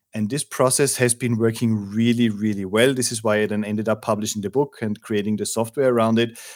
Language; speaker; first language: English; non-native, fluent; German